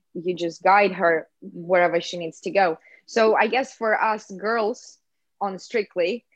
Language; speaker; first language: English; non-native, fluent; Russian